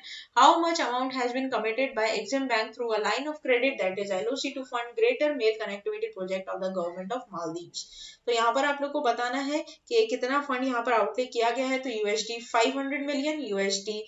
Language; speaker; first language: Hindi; native; Hindi